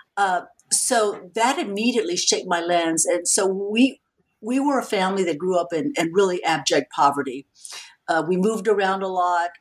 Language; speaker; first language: English; native; English